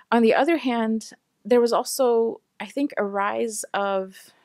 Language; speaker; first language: English; native; English